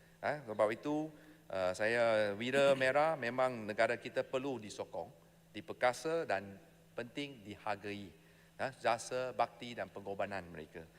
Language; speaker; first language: Malay; non-native, local second language; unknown